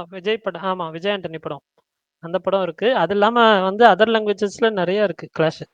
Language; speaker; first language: Tamil; native; Tamil